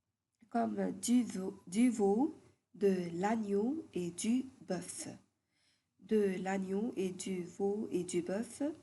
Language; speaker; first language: French; non-native, fluent; Arabic